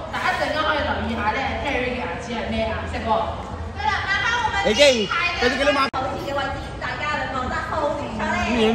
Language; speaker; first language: Chinese; native; Chinese